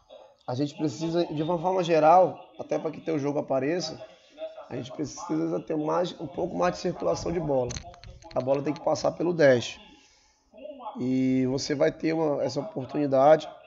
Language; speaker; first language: Portuguese; native; Portuguese